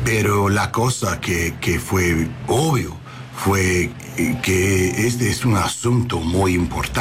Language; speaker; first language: Spanish; non-native, learner; English